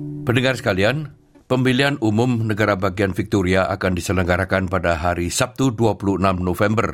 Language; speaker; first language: Indonesian; native; Indonesian